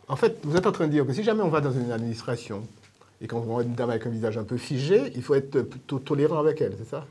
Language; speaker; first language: French; native; French